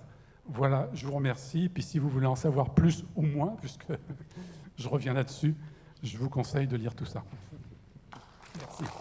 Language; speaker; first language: French; native; French